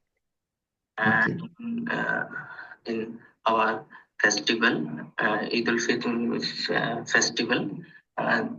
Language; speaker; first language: English; non-native, learner; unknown